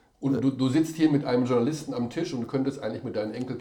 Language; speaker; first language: German; native; German